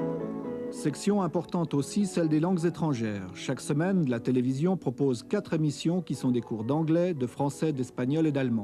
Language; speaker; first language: French; native; French